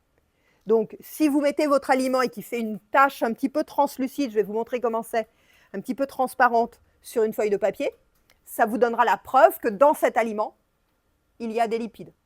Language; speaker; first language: French; native; French